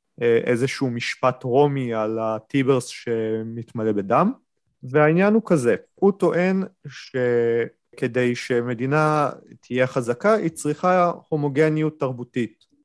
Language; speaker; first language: Hebrew; native; Hebrew